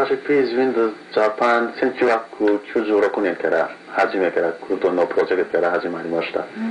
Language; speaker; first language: Japanese; non-native, learner; Kurdish